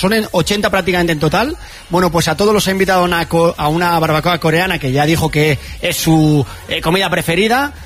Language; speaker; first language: Spanish; native; Spanish